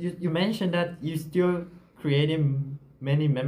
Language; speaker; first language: English; non-native, learner; Chinese